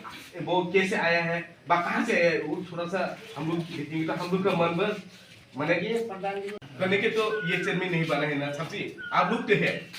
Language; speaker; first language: Hindi; non-native, local second language; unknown